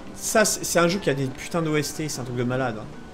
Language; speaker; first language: French; native; French